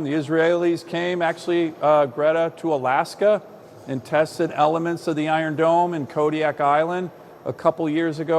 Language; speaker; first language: English; native; English